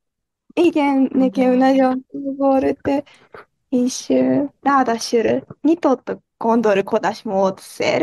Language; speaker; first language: Hungarian; non-native, learner; Japanese